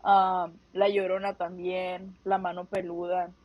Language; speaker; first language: Spanish; early bilingual, heritage; Spanish